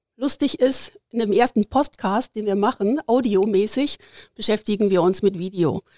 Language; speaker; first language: German; native; German